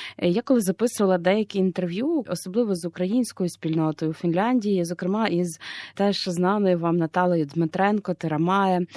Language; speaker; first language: Ukrainian; native; Ukrainian